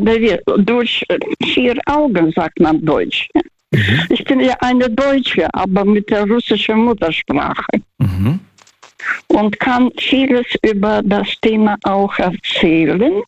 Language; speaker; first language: German; non-native, fluent; Russian